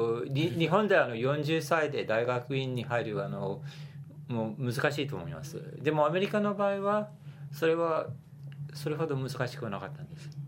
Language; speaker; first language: Japanese; non-native, fluent; English